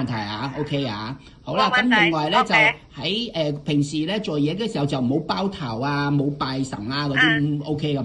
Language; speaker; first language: Cantonese; native; Cantonese